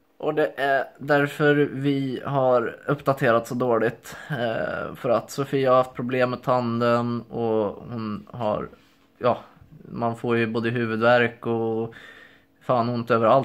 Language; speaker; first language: Swedish; native; Swedish